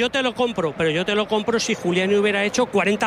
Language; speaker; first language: Spanish; native; Spanish